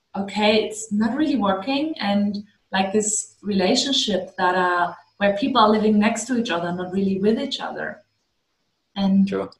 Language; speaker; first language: English; non-native, fluent; German